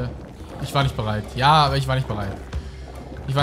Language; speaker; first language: German; native; German